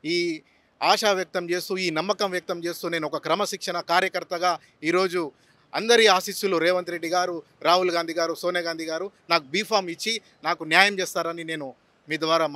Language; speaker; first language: Telugu; non-native, local second language; Lambadi